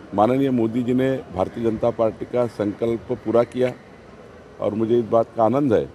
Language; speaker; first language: Hindi; non-native, local second language; Marathi